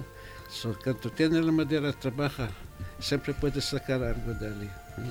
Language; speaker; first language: Spanish; non-native, fluent; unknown